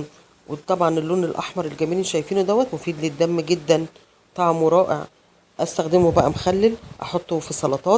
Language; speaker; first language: Arabic; native; Arabic